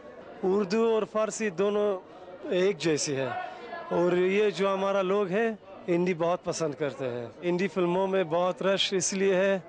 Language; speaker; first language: Hindi; non-native, learner; Persian